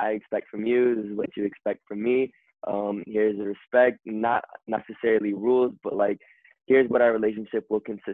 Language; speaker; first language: English; native; English